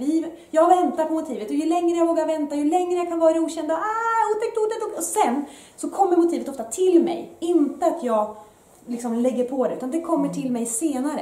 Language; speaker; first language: Swedish; early bilingual, other home language; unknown